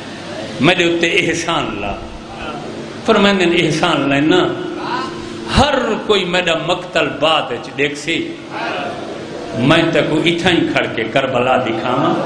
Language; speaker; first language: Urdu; non-native, local second language; Punjabi